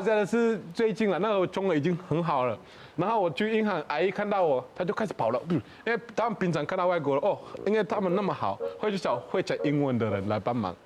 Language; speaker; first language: Chinese; non-native, fluent; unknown